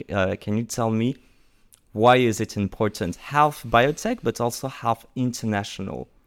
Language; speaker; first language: English; non-native, fluent; French